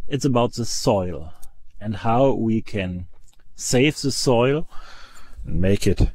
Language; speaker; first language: English; non-native, fluent; German